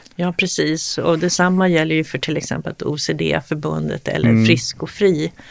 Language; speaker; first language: Swedish; native; Swedish